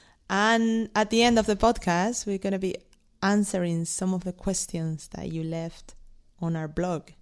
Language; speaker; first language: English; non-native, fluent; Spanish